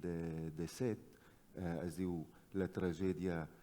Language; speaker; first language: Catalan; non-native, fluent; Arabic